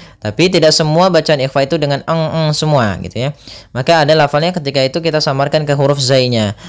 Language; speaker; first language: Indonesian; native; Indonesian